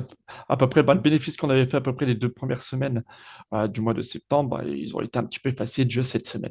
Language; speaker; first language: French; native; French